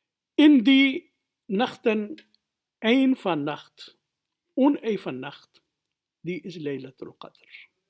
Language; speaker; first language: Dutch; non-native, fluent; Urdu